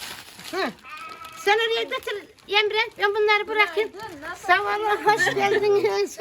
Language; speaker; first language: Turkish; native; Turkish